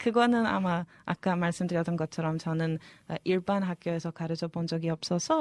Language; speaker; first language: Korean; non-native, fluent; Serbian